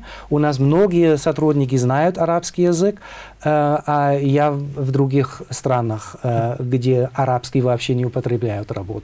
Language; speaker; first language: Russian; non-native, fluent; German